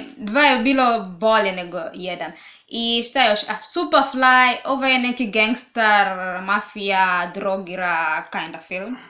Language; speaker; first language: Serbian; non-native, learner; Swahili